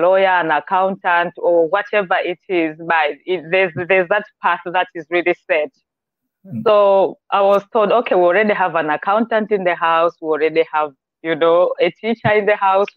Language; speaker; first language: English; non-native, local second language; Nyanja